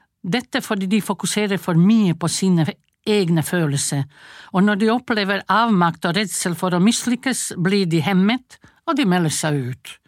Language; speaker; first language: Norwegian; non-native, fluent; Croatian